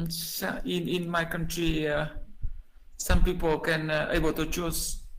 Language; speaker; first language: English; non-native, learner; Vietnamese